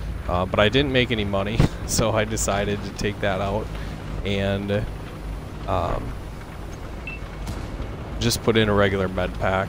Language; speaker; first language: English; native; English